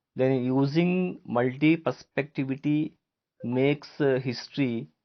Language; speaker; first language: English; non-native, local second language; Kannada